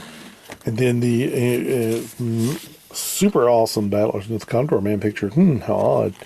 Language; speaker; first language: English; native; English